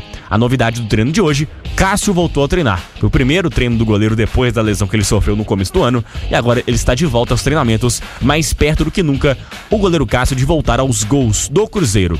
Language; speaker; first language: Portuguese; native; Portuguese